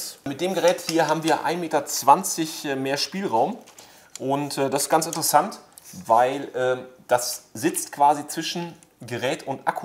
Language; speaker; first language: German; native; German